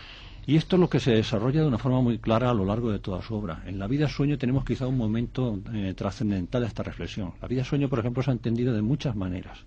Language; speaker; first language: Spanish; native; Spanish